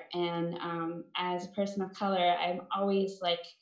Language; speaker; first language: English; native; English